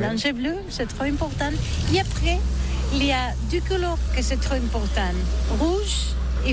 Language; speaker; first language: French; non-native, learner; Catalan